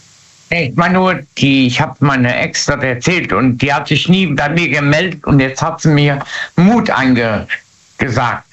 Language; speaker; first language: German; native; German